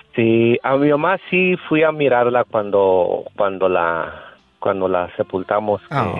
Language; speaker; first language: Spanish; native; Spanish